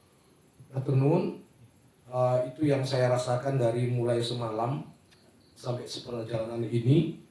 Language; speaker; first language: Indonesian; non-native, local second language; Javanese